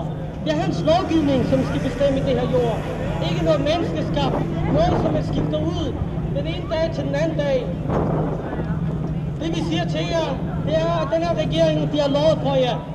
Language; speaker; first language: Danish; non-native, local second language; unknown